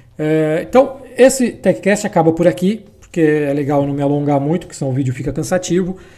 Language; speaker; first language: Portuguese; native; Portuguese